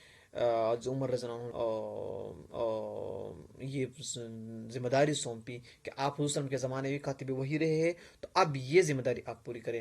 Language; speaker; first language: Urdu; non-native, local second language; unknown